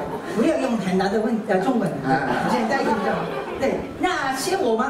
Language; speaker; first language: Chinese; non-native, learner; Japanese